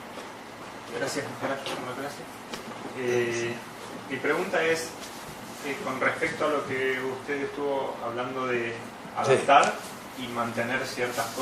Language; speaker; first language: Spanish; native; Spanish